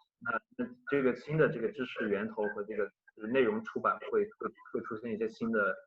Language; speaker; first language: Chinese; native; Chinese